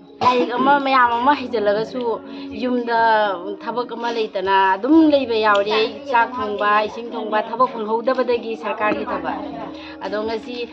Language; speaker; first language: Manipuri; native; Manipuri